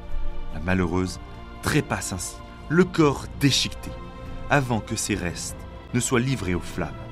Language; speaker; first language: French; native; French